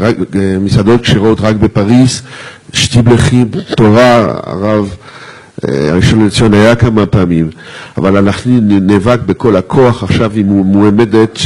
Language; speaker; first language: Hebrew; non-native, fluent; French